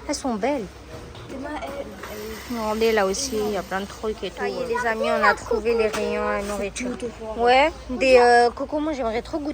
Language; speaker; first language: French; native; French